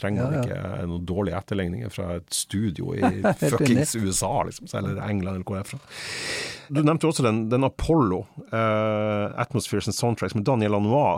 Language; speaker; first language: Norwegian; native; Norwegian